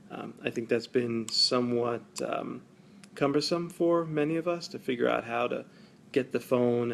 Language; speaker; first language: English; native; English